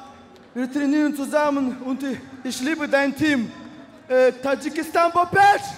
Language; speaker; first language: German; non-native, learner; Russian